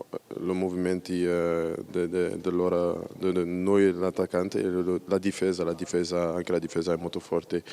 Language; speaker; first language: Italian; non-native, learner; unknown